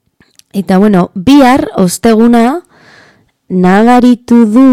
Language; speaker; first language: Basque; non-native, learner; Spanish